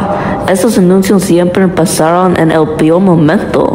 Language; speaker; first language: Spanish; non-native, learner; English